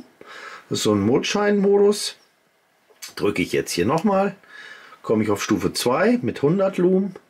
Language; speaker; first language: German; native; German